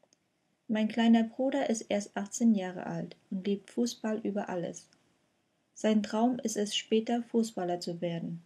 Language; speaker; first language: German; non-native, fluent; Vietnamese